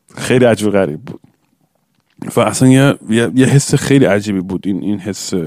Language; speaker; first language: Persian; early bilingual, other home language; English